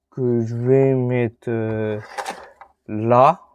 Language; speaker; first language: French; native; French